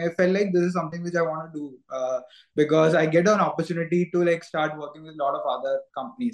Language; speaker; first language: English; non-native, local second language; Malayalam